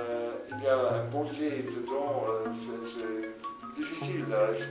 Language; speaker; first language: French; non-native, fluent; English